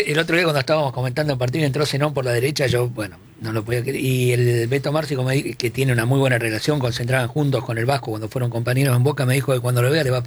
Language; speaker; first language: Spanish; native; Spanish